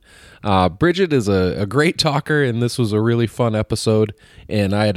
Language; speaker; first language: English; native; English